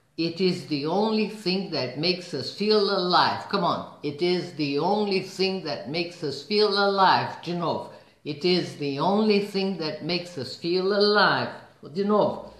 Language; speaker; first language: English; non-native, fluent; Portuguese